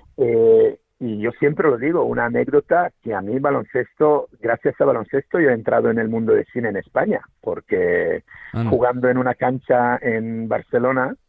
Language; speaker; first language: Spanish; non-native, fluent; Serbian